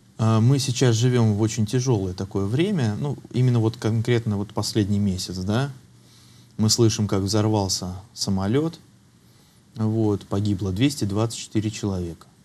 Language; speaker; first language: Russian; native; Russian